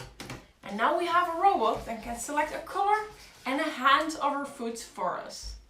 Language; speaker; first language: English; non-native, fluent; Dutch